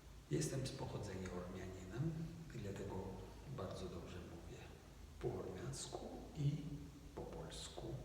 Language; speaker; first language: Polish; non-native, fluent; Armenian